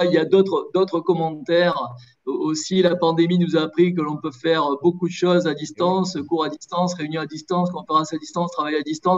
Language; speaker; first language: French; native; French